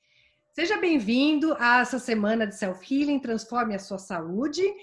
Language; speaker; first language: Portuguese; native; Portuguese